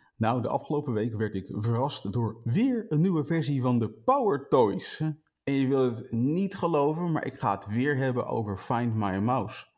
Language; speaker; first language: Dutch; native; Dutch